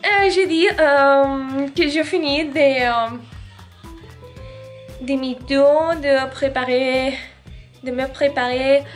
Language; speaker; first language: French; non-native, learner; Spanish